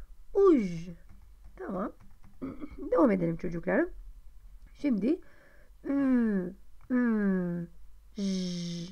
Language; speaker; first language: Turkish; non-native, fluent; Arabic